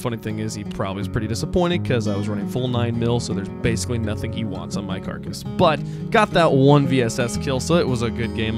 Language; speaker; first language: English; native; English